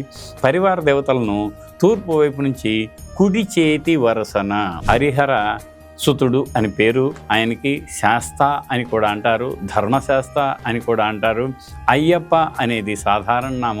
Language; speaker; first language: Telugu; native; Telugu